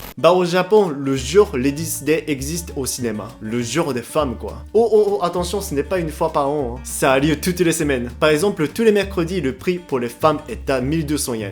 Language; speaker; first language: French; non-native, fluent; Japanese